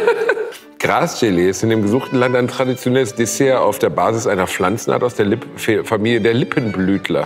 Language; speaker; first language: German; native; German